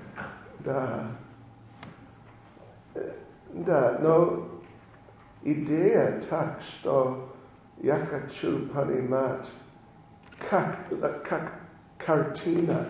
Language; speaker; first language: Russian; non-native, learner; English